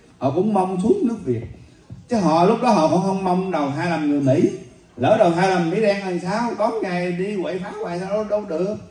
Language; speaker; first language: Vietnamese; native; Vietnamese